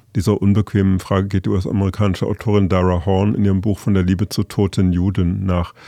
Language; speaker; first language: German; native; German